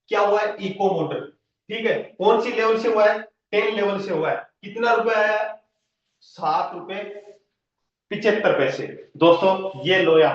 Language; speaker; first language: Hindi; native; Hindi